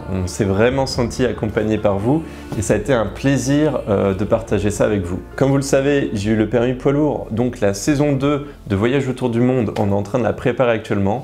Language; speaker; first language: French; native; French